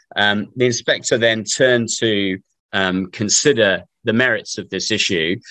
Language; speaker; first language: English; native; English